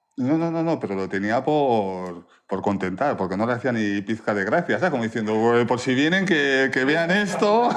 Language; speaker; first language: Spanish; early bilingual, other home language; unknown